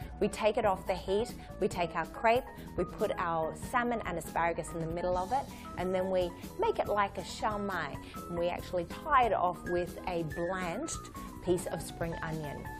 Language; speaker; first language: English; native; English